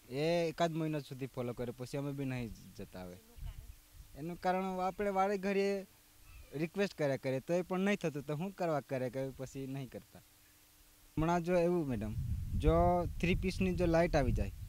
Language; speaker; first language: Gujarati; non-native, local second language; Vasavi